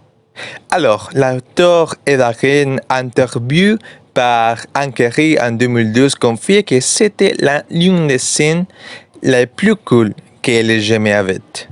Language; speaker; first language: French; non-native, learner; Spanish